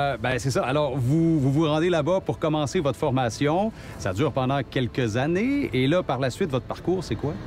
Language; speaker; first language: French; native; French